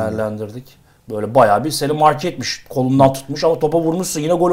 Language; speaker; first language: Turkish; native; Turkish